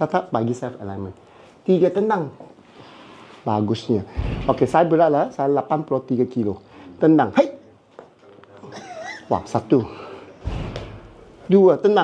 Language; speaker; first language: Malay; non-native, local second language; Cantonese